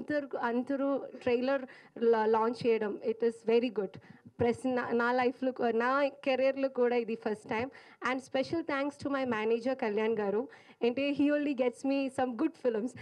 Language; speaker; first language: Telugu; non-native, learner; Malayalam